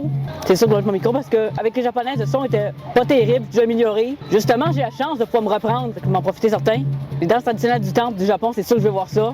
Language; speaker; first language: French; native; French